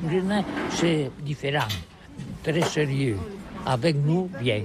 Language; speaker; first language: French; non-native, learner; Catalan